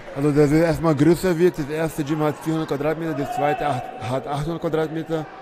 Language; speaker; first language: German; native; German